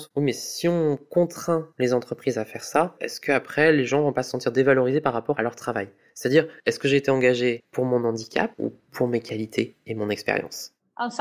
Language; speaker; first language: French; native; French